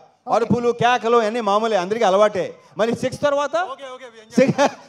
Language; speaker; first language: Telugu; native; Telugu